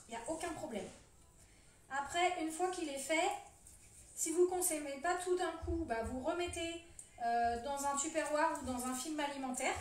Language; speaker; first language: French; native; French